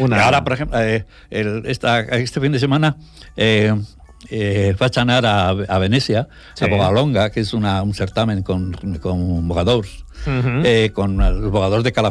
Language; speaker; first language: Catalan; non-native, learner; Portuguese